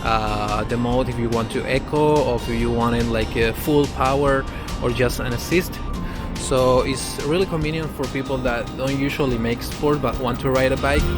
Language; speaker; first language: English; non-native, fluent; Spanish